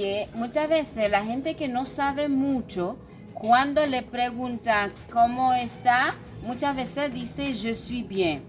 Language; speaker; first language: Spanish; non-native, fluent; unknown